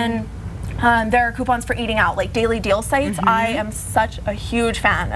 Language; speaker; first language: English; native; English